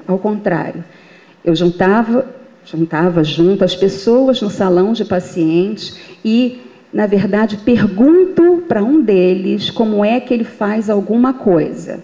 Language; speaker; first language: Portuguese; native; Portuguese